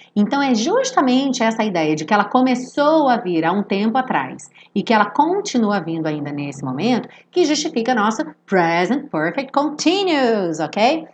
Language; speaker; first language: Portuguese; native; Portuguese